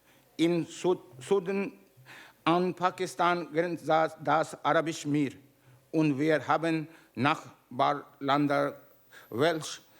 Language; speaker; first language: German; non-native, learner; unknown